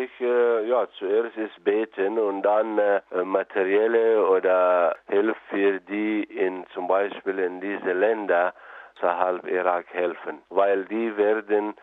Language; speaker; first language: German; non-native, fluent; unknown